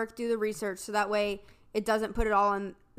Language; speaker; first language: English; native; English